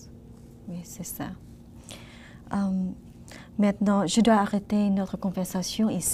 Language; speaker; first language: French; non-native, learner; Vietnamese